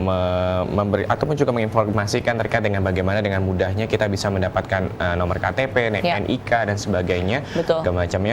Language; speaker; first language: Indonesian; native; Indonesian